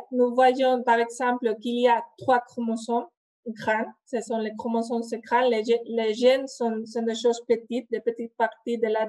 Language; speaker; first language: French; non-native, fluent; Spanish